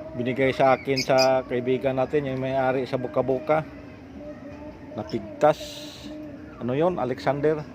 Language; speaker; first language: Filipino; non-native, local second language; Cebuano